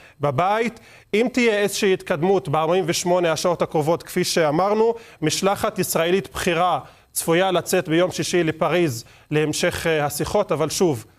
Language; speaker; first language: Hebrew; non-native, local second language; Arabic